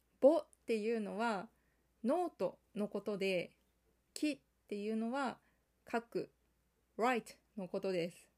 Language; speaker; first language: Japanese; non-native, fluent; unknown